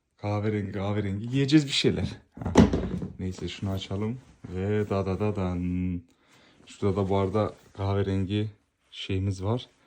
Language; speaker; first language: Turkish; early bilingual, heritage; Turkish